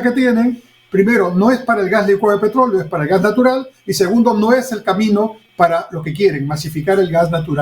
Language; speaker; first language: Spanish; native; Spanish